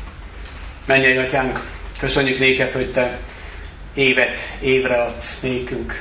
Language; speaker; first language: Hungarian; native; Hungarian